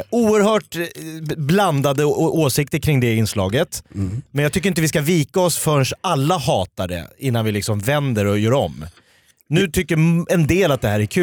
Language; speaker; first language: Swedish; native; Swedish